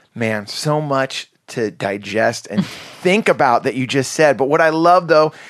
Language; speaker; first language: English; native; English